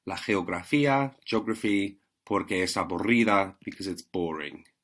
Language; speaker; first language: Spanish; non-native, fluent; English